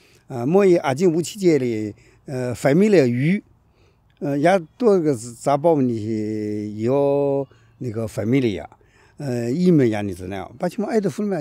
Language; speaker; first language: Russian; non-native, learner; Chinese